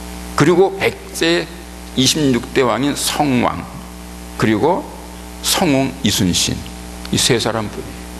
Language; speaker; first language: Korean; native; Korean